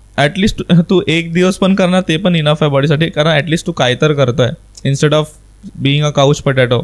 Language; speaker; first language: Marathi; non-native, local second language; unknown